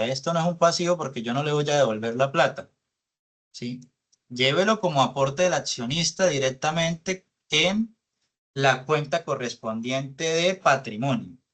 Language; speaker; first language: Spanish; native; Spanish